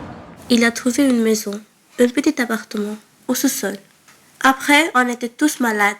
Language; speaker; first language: French; early bilingual, other home language; Bangla